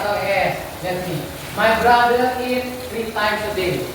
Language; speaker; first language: English; non-native, learner; Indonesian